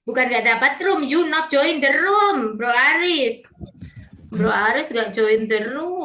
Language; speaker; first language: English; non-native, learner; Indonesian